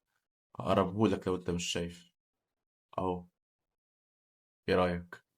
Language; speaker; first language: Arabic; native; Arabic